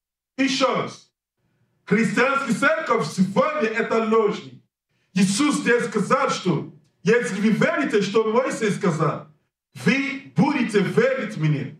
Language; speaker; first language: Russian; non-native, learner; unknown